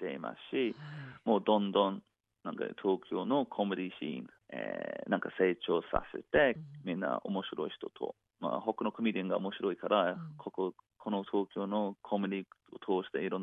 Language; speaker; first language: Japanese; non-native, fluent; English